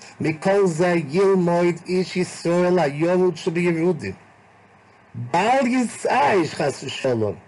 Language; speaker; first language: Hebrew; non-native, fluent; English